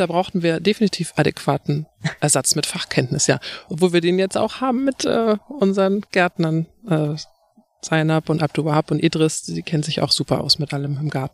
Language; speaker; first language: German; native; German